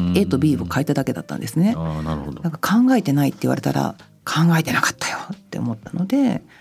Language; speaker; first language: Japanese; native; Japanese